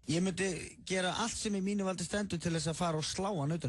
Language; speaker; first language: Icelandic; native; Icelandic